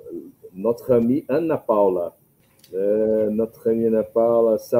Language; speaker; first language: French; non-native, learner; Portuguese